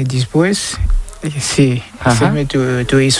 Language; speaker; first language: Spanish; non-native, learner; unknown